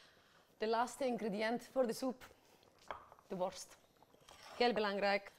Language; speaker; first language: Dutch; non-native, fluent; Icelandic